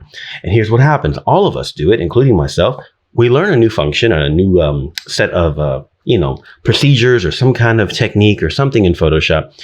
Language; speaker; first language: English; native; English